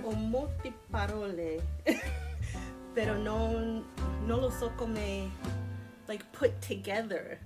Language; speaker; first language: Italian; non-native, learner; English